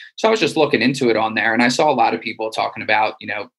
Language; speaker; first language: English; native; English